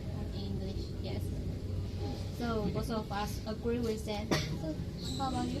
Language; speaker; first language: English; non-native, learner; Chinese